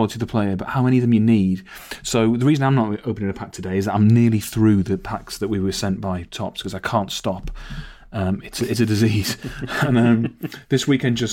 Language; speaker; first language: English; native; English